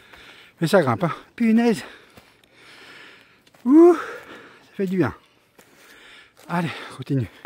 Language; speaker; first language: French; native; French